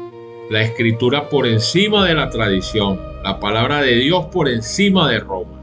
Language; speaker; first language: Spanish; native; Spanish